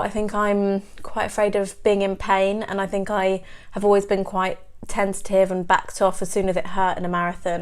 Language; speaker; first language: English; native; English